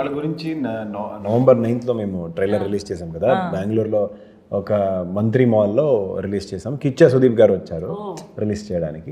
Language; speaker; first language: Telugu; non-native, learner; Kannada